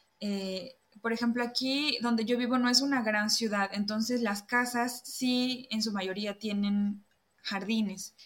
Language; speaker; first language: Spanish; native; Spanish